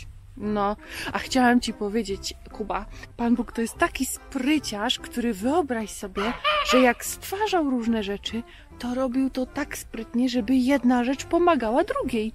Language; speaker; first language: Polish; native; Polish